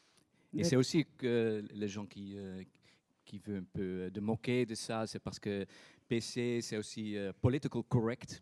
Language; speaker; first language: French; non-native, fluent; Dutch